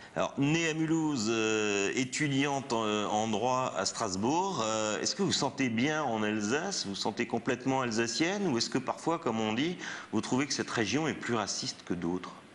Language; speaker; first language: French; native; French